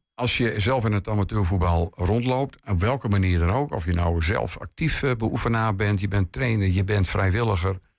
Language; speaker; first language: Dutch; native; Dutch